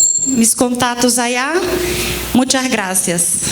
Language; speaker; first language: Spanish; non-native, fluent; Portuguese